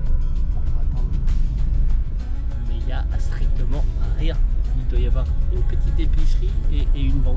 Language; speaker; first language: French; native; French